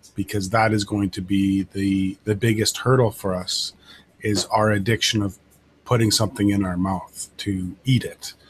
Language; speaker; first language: English; native; English